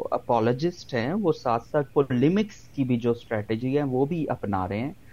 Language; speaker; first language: Urdu; non-native, local second language; Punjabi